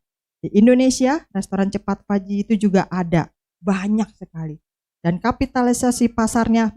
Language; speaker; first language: Indonesian; native; Indonesian